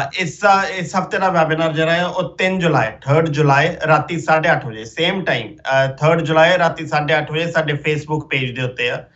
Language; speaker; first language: Punjabi; early bilingual, heritage; Punjabi